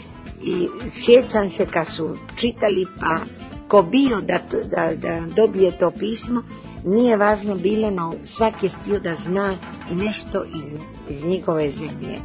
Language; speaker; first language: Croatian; early bilingual, heritage; Serbian